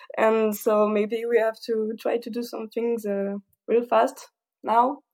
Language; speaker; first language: English; non-native, fluent; French